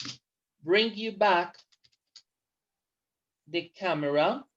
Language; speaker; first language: English; non-native, fluent; Spanish